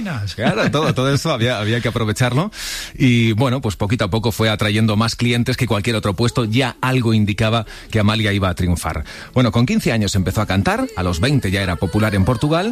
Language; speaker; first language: Spanish; native; Spanish